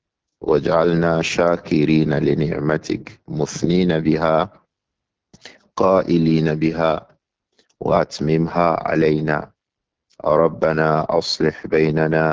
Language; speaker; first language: Arabic; non-native, fluent; Yoruba